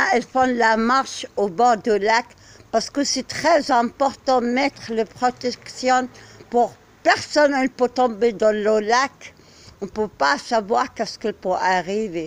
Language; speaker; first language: French; non-native, learner; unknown